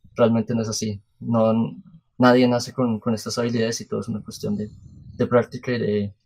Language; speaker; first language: Spanish; native; Spanish